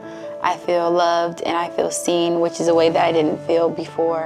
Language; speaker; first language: English; native; English